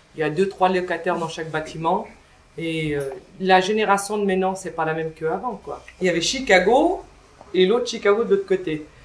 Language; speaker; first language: French; early bilingual, other home language; Arabic